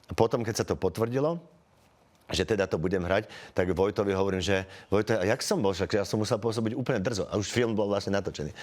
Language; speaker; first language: Slovak; native; Slovak